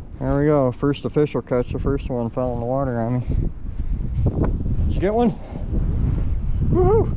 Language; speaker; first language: English; native; English